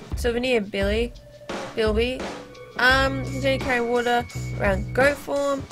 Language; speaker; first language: English; native; English